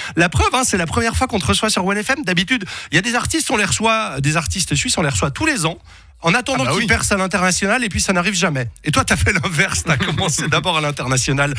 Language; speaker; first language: French; native; French